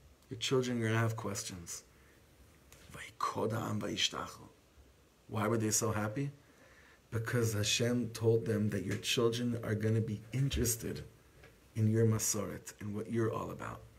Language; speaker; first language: English; native; English